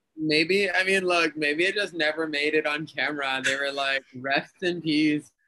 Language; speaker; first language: English; early bilingual, other home language; Spanish